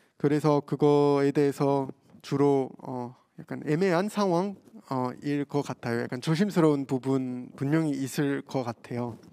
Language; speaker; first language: Korean; non-native, fluent; French